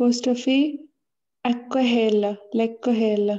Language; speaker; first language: French; non-native, learner; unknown